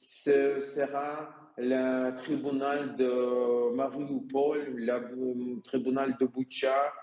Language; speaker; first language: French; non-native, learner; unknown